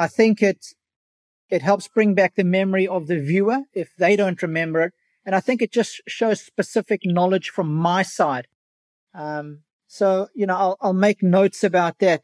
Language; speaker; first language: English; native; English